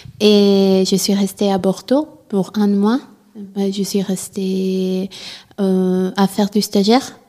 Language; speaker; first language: French; non-native, learner; Italian